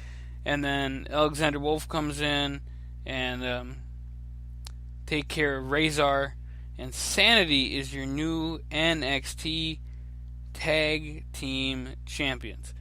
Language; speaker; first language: English; native; English